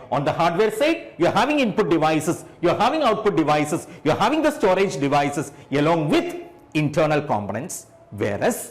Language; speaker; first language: English; non-native, local second language; Malayalam